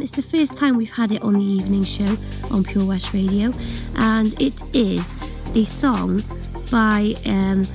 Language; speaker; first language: English; native; English